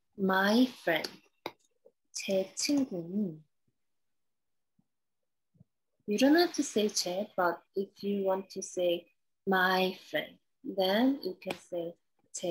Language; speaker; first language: English; non-native, learner; Korean